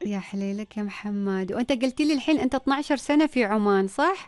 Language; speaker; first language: Arabic; native; Arabic